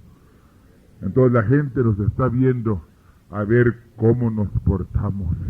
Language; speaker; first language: Spanish; early bilingual, heritage; Spanish